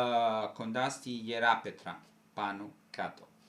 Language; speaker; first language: Greek; non-native, fluent; Italian